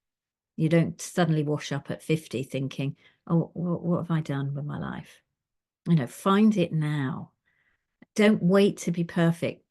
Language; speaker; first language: English; native; English